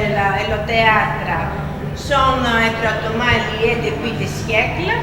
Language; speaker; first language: French; non-native, fluent; Greek